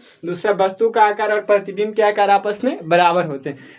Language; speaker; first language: Hindi; native; Hindi